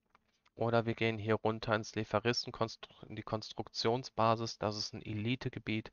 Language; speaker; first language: German; native; German